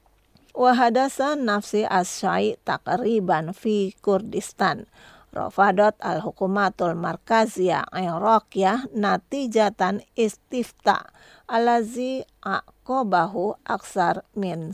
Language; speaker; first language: Arabic; non-native, fluent; Indonesian